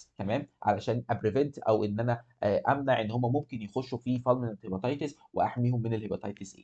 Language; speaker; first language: Arabic; native; Arabic